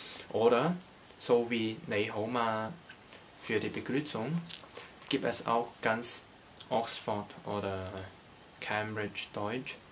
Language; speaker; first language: German; non-native, learner; Cantonese